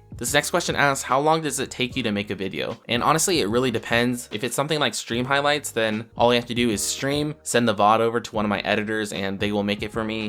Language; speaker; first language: English; native; English